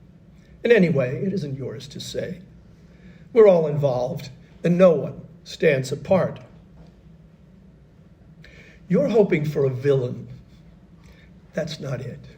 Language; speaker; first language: English; native; English